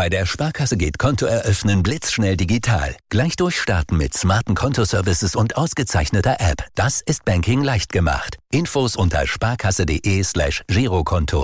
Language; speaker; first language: German; native; German